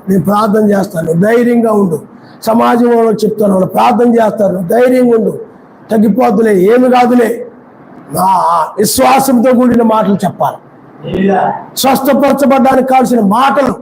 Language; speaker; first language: Telugu; native; Telugu